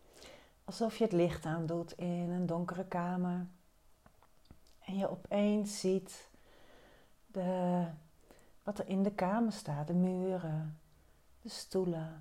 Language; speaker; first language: Dutch; native; Dutch